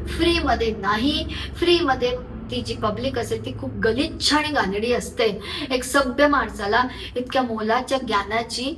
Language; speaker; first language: Marathi; non-native, local second language; Urdu